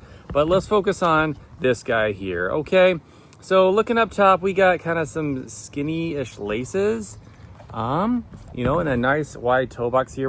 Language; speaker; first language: English; native; English